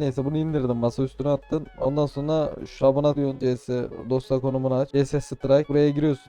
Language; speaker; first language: Turkish; native; Turkish